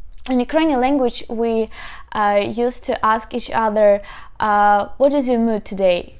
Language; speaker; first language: English; non-native, fluent; Ukrainian